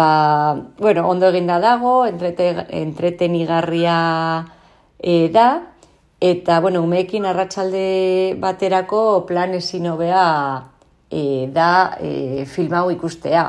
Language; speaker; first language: Basque; non-native, local second language; Spanish